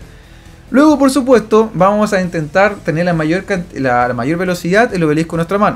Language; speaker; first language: Spanish; native; Spanish